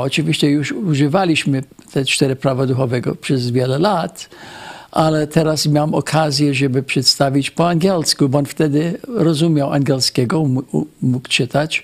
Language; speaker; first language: Polish; early bilingual, heritage; Polish